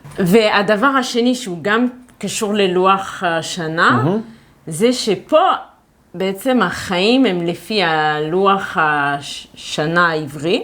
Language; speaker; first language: Hebrew; non-native, fluent; French